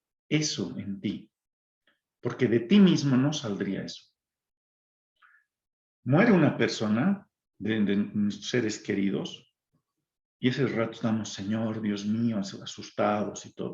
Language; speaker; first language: Spanish; native; Spanish